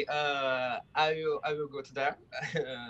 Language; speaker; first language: English; non-native, learner; Portuguese